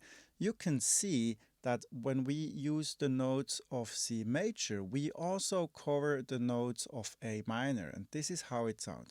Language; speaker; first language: English; non-native, fluent; German